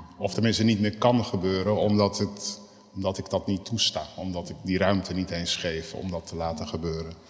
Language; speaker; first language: Dutch; native; Dutch